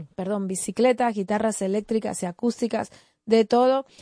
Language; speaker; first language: Spanish; native; Spanish